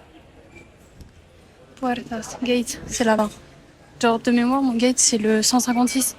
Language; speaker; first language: French; native; French